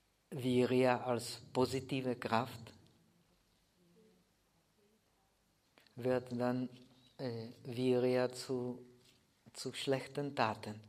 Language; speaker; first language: German; non-native, fluent; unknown